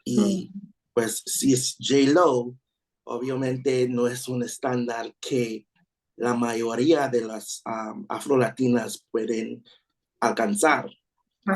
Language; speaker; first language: Spanish; non-native, learner; English